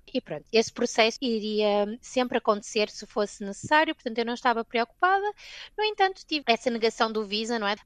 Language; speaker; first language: Portuguese; native; Portuguese